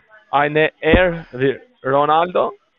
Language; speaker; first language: German; non-native, learner; Spanish